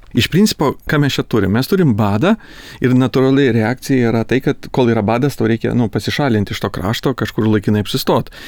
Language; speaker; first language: Lithuanian; native; Lithuanian